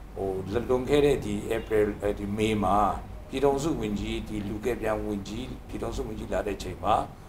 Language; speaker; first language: Burmese; non-native, local second language; Kachin